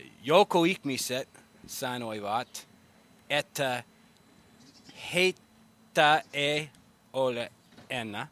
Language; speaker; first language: Finnish; non-native, learner; English